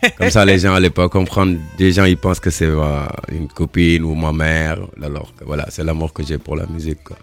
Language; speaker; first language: French; non-native, local second language; Wolof